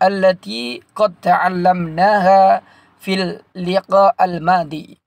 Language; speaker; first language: Arabic; non-native, fluent; Indonesian